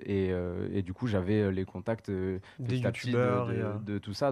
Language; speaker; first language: French; native; French